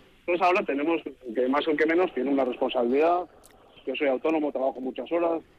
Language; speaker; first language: Spanish; native; Spanish